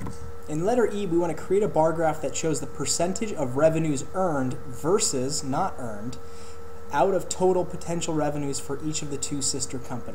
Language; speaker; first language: English; native; English